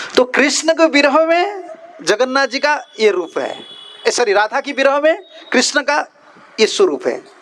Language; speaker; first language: Hindi; non-native, local second language; Odia